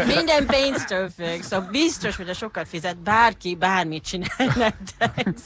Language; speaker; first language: Hungarian; non-native, fluent; Japanese